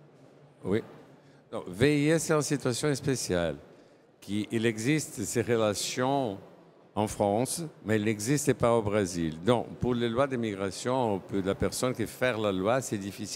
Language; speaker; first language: French; non-native, fluent; Portuguese